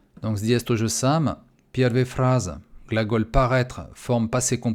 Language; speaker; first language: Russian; non-native, fluent; French